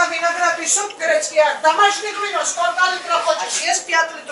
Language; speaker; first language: Russian; non-native, fluent; Georgian